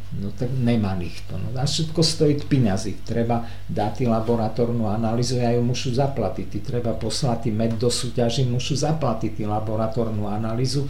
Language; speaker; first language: Slovak; non-native, local second language; Rusyn